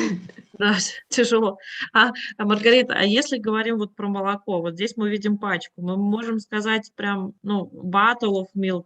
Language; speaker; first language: Russian; native; Russian